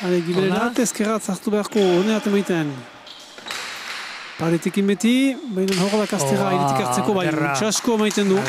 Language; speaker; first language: Basque; native; Basque